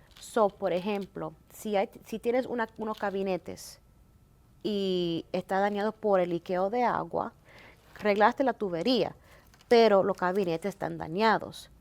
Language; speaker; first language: Spanish; early bilingual, heritage; Spanish